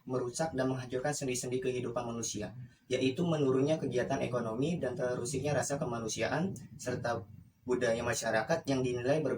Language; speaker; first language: Indonesian; native; Indonesian